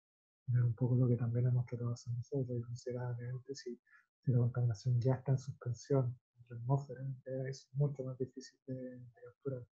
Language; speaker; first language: Spanish; native; Spanish